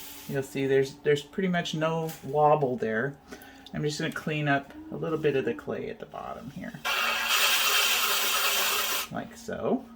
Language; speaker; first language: English; native; English